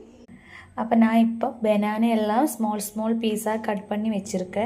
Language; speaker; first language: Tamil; non-native, learner; Malayalam